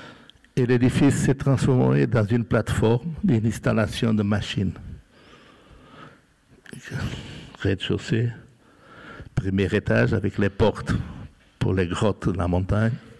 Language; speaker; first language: French; non-native, fluent; Portuguese